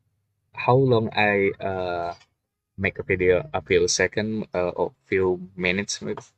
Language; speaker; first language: English; non-native, learner; Indonesian